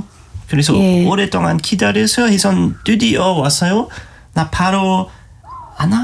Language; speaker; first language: Korean; non-native, learner; German